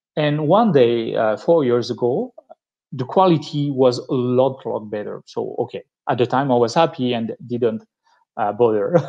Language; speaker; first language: English; non-native, fluent; French